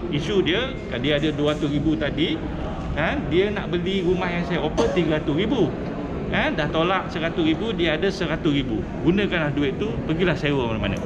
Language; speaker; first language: Malay; native; Malay